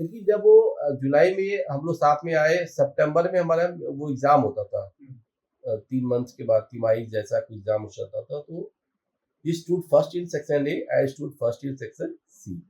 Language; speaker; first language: Hindi; native; Hindi